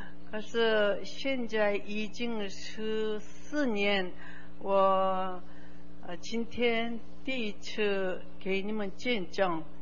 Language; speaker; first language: Chinese; non-native, learner; Korean